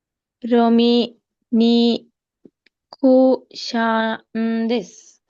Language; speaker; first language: Japanese; non-native, learner; Sinhala